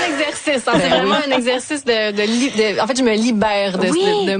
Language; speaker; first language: French; native; French